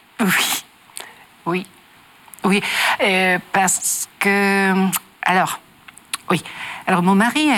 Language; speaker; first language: French; non-native, learner; Japanese